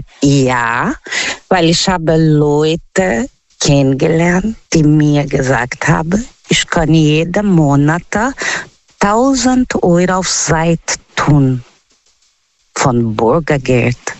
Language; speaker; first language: German; non-native, fluent; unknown